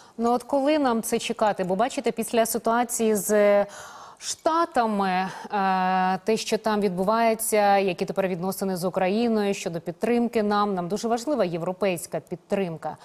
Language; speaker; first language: Ukrainian; native; Ukrainian